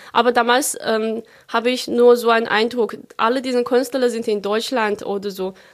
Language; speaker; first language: German; non-native, fluent; Chinese